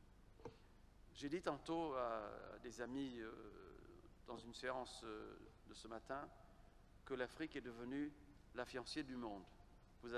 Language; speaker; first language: French; non-native, fluent; Kabuverdianu